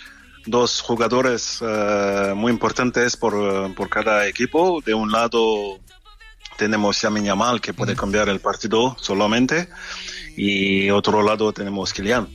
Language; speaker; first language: Spanish; non-native, fluent; French